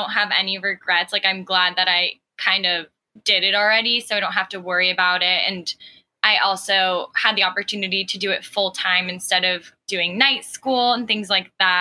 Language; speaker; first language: English; early bilingual, other home language; Arabic